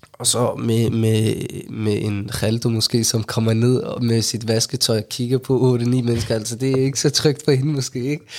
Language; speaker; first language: Danish; early bilingual, other home language; Somali